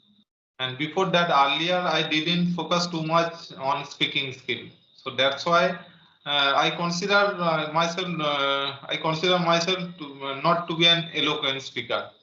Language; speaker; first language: English; non-native, learner; Bangla